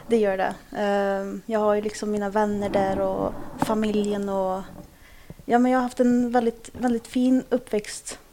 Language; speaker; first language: Swedish; early bilingual, other home language; Kurdish